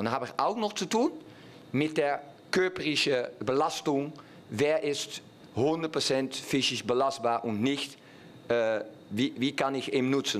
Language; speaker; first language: German; non-native, fluent; Dutch